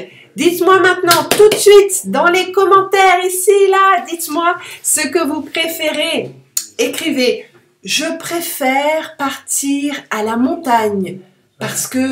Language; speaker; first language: French; native; French